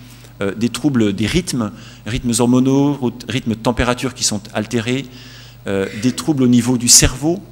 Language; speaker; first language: French; native; French